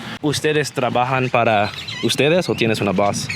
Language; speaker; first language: Spanish; non-native, learner; English